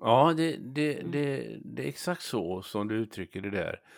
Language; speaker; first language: Swedish; native; Swedish